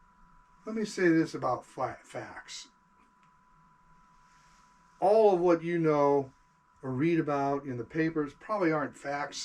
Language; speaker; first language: English; native; English